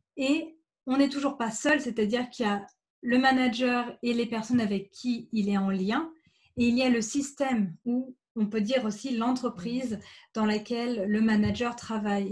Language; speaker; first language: French; native; French